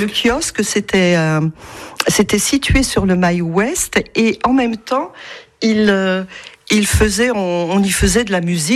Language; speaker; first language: French; native; French